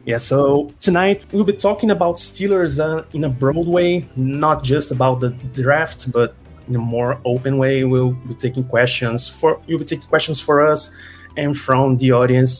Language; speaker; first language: English; non-native, fluent; Portuguese